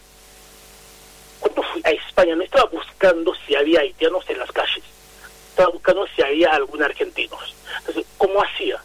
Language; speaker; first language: Spanish; non-native, fluent; Haitian Creole